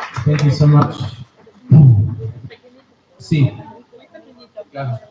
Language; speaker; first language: Spanish; non-native, learner; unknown